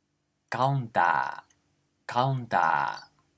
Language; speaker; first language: Japanese; non-native, fluent; Portuguese